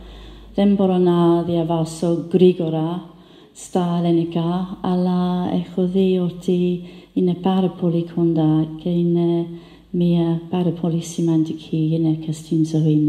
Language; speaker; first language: Greek; non-native, learner; English